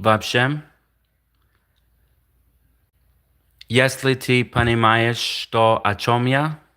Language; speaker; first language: Russian; non-native, learner; English